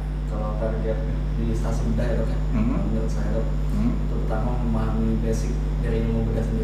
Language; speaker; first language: Indonesian; native; Indonesian